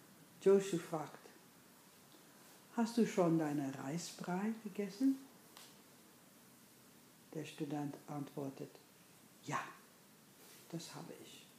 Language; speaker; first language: German; non-native, fluent; English